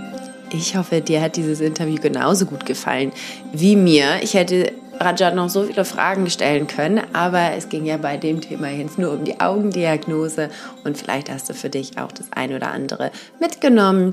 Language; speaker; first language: German; native; German